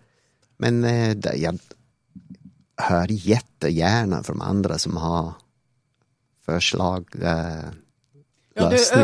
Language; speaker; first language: Swedish; non-native, fluent; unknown